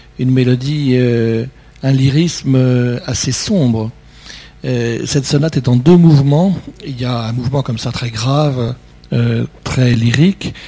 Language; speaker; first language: French; native; French